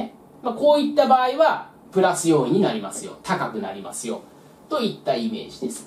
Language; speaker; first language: Japanese; native; Japanese